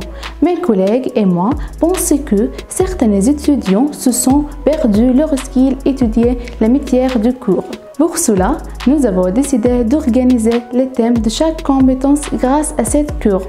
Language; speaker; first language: French; non-native, learner; Arabic